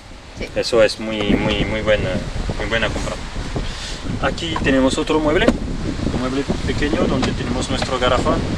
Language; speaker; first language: Spanish; non-native, learner; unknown